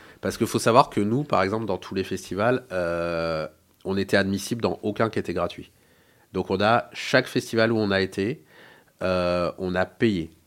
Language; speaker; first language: French; native; French